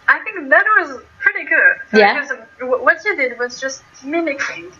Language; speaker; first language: English; non-native, fluent; French